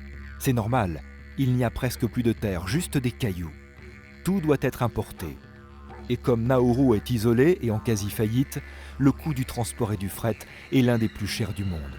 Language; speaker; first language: French; native; French